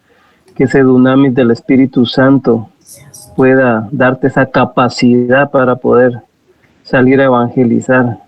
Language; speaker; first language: Spanish; native; Spanish